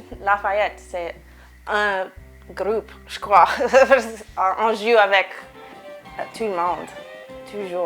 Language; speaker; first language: French; non-native, learner; English